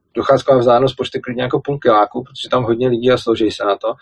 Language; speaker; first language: Czech; native; Czech